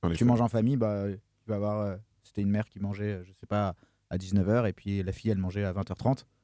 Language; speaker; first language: French; native; French